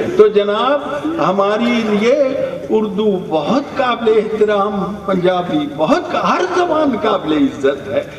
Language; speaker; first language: Urdu; non-native, local second language; Punjabi